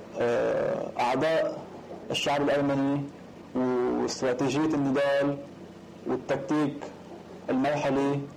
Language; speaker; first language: Arabic; non-native, local second language; Armenian